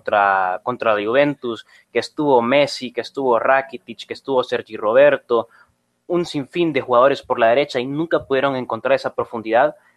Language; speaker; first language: Spanish; native; Spanish